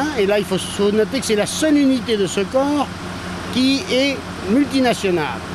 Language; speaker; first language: French; native; French